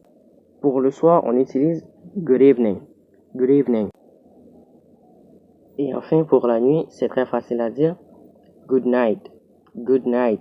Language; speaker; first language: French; non-native, local second language; Haitian Creole